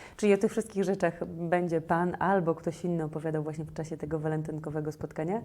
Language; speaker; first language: Polish; native; Polish